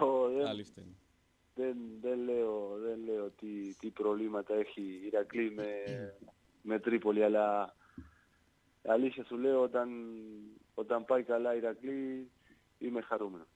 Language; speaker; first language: Greek; non-native, learner; Spanish